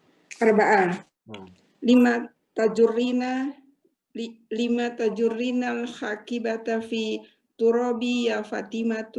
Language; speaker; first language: Arabic; non-native, learner; Indonesian